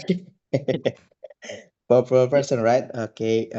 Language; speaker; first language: English; non-native, learner; Indonesian